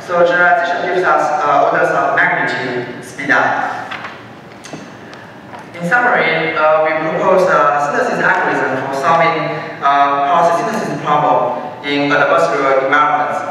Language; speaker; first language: English; non-native, fluent; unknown